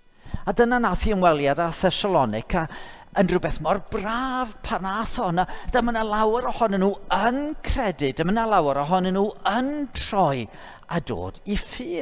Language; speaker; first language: Welsh; native; Welsh